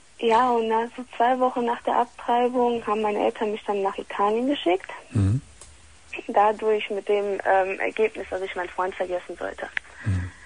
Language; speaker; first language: German; early bilingual, other home language; Italian